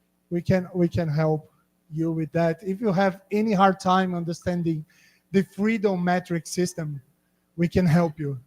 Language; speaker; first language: English; non-native, fluent; Portuguese